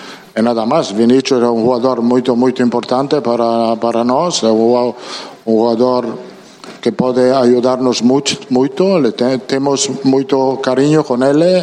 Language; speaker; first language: Portuguese; non-native, learner; Italian